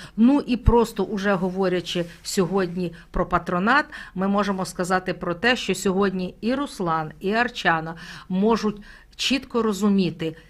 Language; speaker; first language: Ukrainian; native; Ukrainian